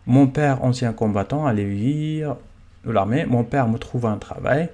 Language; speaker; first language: French; non-native, local second language; Arabic